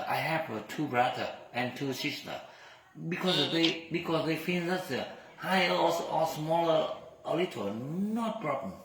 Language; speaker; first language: English; non-native, learner; Vietnamese